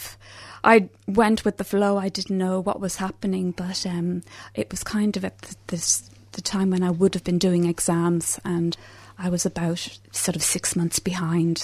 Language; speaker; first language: English; native; English